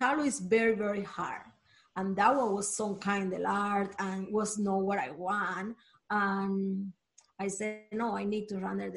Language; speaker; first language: English; non-native, learner; Spanish